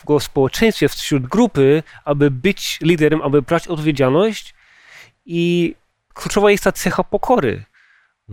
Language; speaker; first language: Polish; early bilingual, heritage; Polish